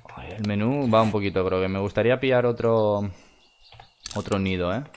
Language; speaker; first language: Spanish; non-native, fluent; Russian